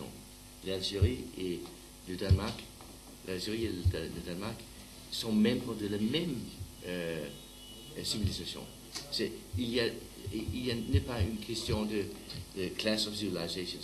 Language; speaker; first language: French; non-native, learner; Danish